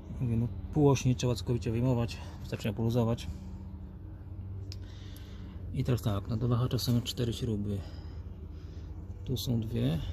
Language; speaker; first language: Polish; native; Polish